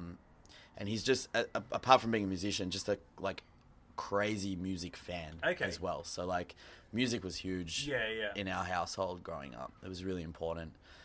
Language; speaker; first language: English; native; English